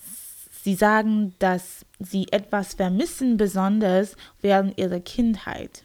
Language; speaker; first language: German; non-native, learner; English